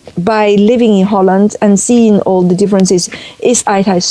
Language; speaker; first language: English; non-native, fluent; Chinese